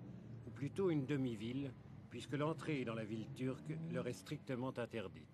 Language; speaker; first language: French; native; French